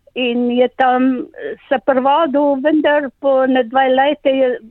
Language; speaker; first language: Slovenian; native; Slovenian